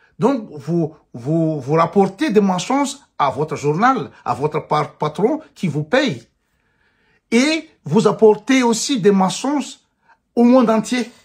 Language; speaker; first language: French; non-native, local second language; Malagasy